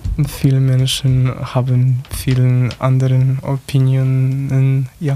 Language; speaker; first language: German; non-native, learner; Polish